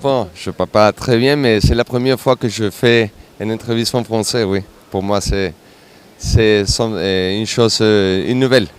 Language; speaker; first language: French; non-native, learner; Spanish